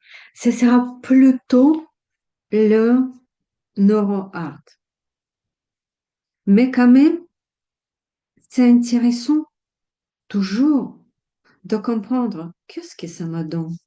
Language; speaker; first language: French; non-native, fluent; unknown